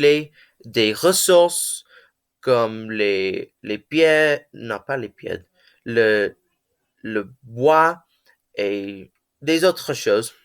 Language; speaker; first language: French; non-native, learner; English